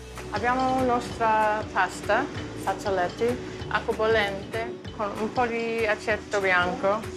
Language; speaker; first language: Italian; non-native, learner; English